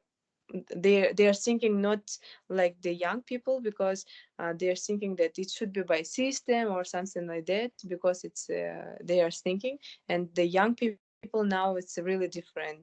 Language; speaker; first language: English; non-native, fluent; Kyrgyz